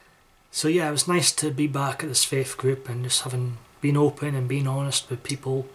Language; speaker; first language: English; native; English